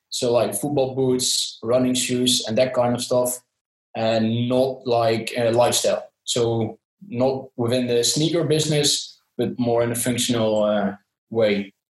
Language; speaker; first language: English; non-native, fluent; Dutch